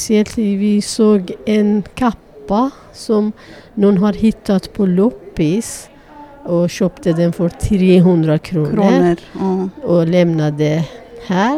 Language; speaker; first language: Swedish; non-native, learner; Persian